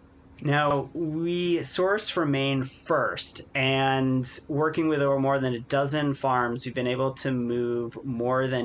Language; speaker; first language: English; native; English